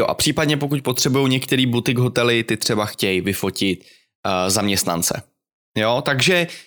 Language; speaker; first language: Czech; native; Czech